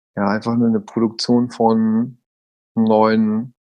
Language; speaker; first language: German; native; German